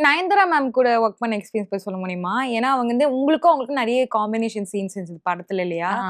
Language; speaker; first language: Tamil; native; Tamil